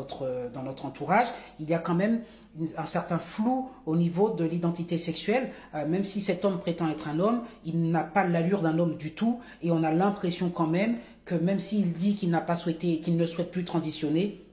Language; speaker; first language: French; native; French